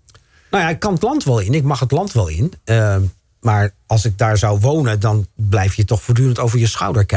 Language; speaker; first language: Dutch; native; Dutch